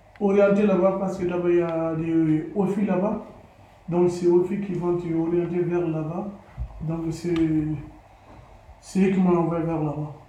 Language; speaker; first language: French; non-native, learner; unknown